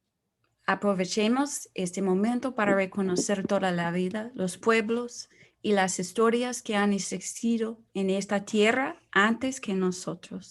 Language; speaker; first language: Spanish; non-native, fluent; English